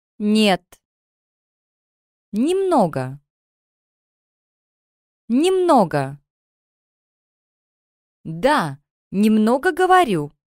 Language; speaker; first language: Russian; non-native, learner; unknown